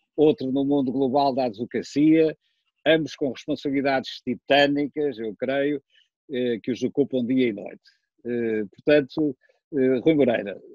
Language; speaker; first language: Portuguese; native; Portuguese